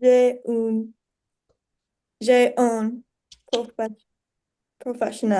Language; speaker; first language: French; non-native, learner; English